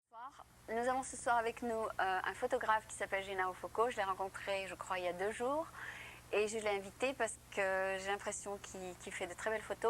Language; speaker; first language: French; native; French